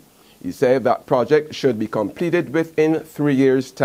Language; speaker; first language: English; native; English